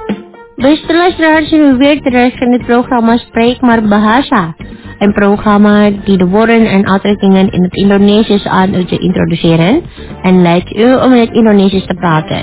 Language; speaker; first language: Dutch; non-native, learner; Indonesian